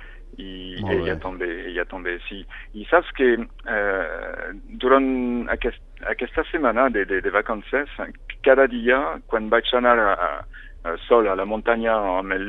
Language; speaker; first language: Catalan; non-native, fluent; French